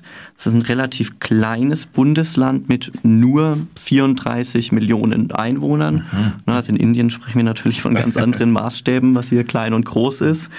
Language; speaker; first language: German; native; German